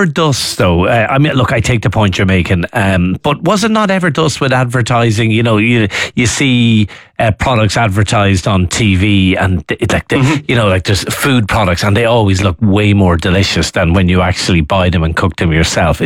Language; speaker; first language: English; native; English